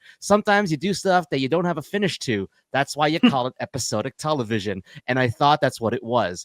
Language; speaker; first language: English; native; English